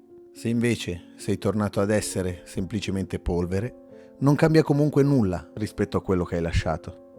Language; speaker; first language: Italian; native; Italian